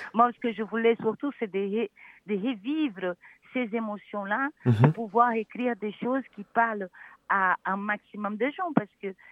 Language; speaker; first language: French; non-native, fluent; Portuguese